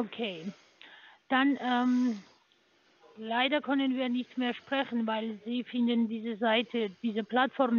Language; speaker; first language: German; non-native, learner; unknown